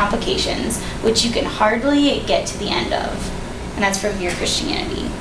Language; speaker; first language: English; native; English